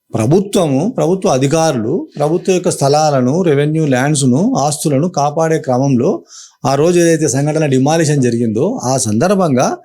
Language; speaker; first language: Telugu; native; Telugu